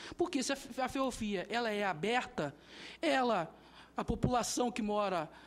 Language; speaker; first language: Portuguese; native; Portuguese